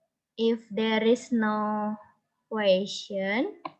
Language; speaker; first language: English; non-native, learner; Indonesian